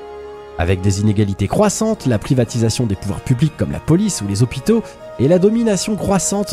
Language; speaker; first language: French; native; French